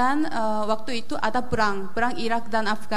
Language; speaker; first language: Indonesian; non-native, fluent; Korean